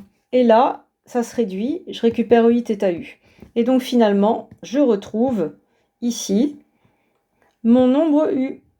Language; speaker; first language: French; native; French